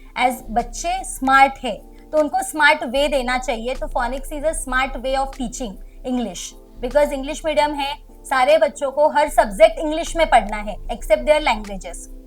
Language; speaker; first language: Hindi; non-native, local second language; Marwari